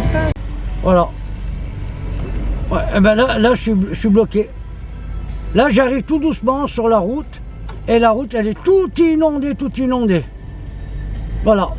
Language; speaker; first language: French; native; French